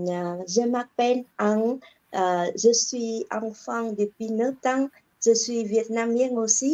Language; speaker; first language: French; non-native, learner; Vietnamese